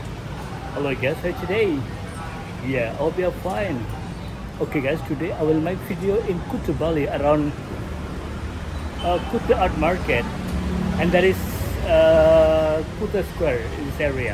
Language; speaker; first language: English; non-native, learner; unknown